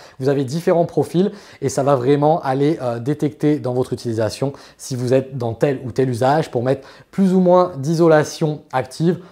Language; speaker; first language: French; native; French